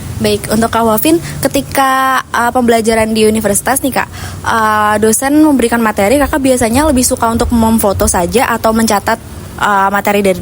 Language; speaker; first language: Indonesian; native; Indonesian